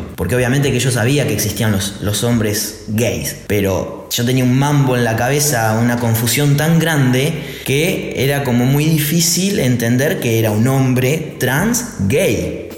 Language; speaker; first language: Spanish; native; Spanish